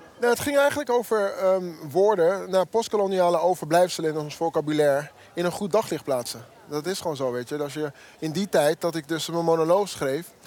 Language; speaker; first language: Dutch; early bilingual, other home language; Akan